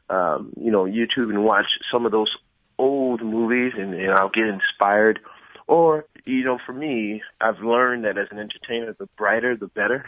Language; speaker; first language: English; native; English